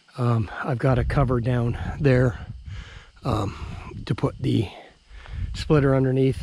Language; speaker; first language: English; native; English